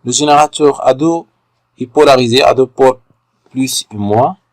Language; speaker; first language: French; non-native, local second language; Arabic